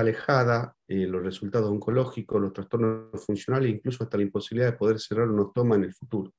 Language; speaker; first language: Spanish; native; Spanish